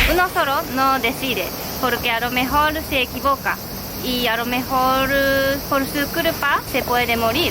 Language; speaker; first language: Spanish; non-native, fluent; Japanese